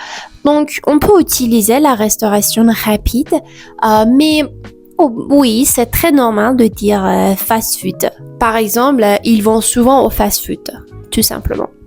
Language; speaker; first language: French; non-native, fluent; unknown